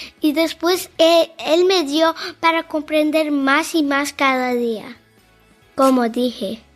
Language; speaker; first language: Spanish; early bilingual, heritage; Spanish